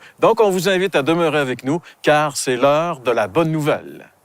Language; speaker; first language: French; native; French